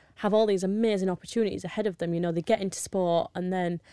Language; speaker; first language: English; native; English